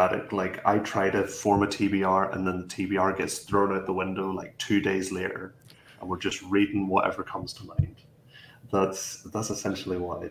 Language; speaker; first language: English; native; English